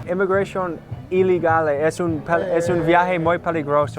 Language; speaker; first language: Spanish; non-native, learner; English